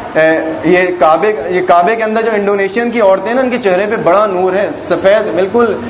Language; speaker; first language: Urdu; native; Urdu